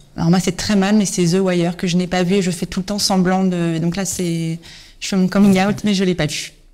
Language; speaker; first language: French; native; French